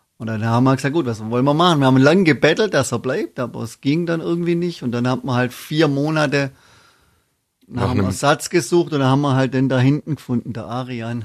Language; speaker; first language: German; native; German